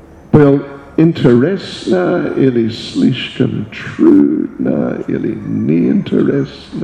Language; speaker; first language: Russian; non-native, learner; English